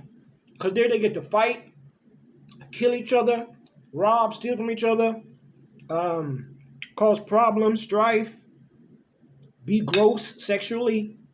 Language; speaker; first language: English; native; English